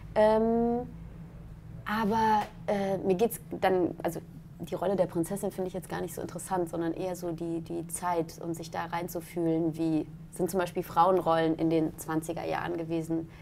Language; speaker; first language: German; native; German